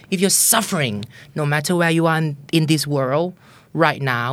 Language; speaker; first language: English; non-native, fluent; Thai